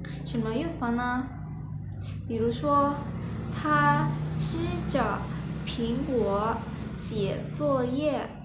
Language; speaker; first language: Chinese; non-native, learner; Indonesian